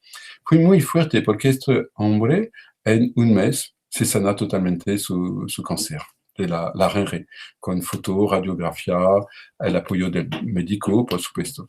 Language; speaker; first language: Spanish; non-native, learner; French